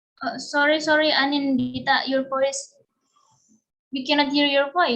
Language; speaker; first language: English; non-native, learner; Indonesian